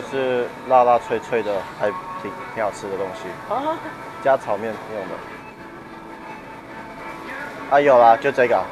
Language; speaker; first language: Chinese; native; Chinese